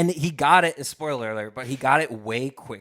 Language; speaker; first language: English; native; English